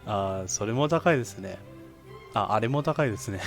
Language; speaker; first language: Japanese; non-native, learner; English